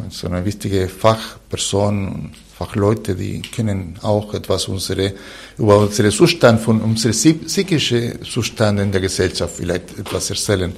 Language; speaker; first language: German; non-native, fluent; Spanish